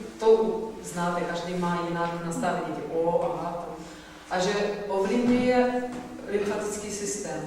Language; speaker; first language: Czech; non-native, fluent; Russian